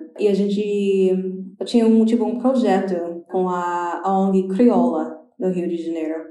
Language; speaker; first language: Portuguese; non-native, fluent; English